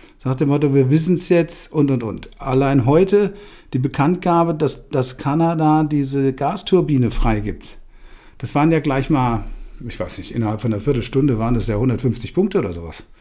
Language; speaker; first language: German; native; German